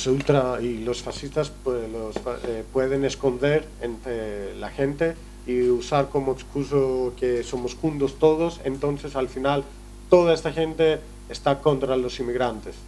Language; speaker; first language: Spanish; non-native, learner; Greek